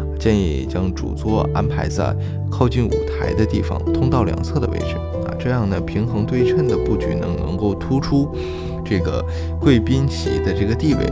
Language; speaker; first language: Chinese; native; Chinese